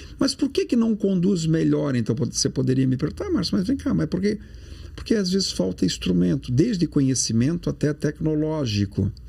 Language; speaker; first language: Portuguese; native; Portuguese